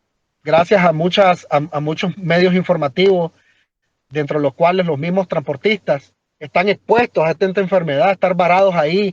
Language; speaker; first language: Spanish; native; Spanish